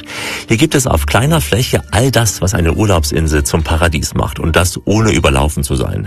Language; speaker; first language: German; native; German